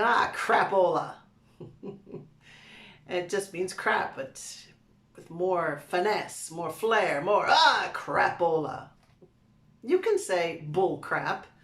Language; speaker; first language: English; native; English